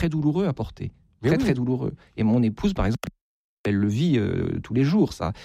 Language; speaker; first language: French; native; French